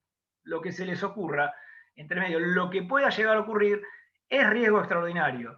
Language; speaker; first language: Spanish; native; Spanish